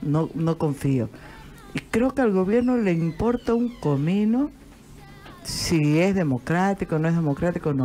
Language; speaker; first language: Spanish; native; Spanish